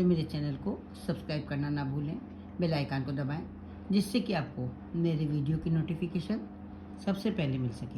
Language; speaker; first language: Hindi; native; Hindi